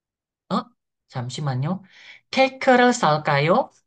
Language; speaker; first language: Korean; non-native, fluent; Indonesian